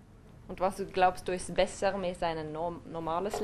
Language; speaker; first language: German; non-native, learner; Norwegian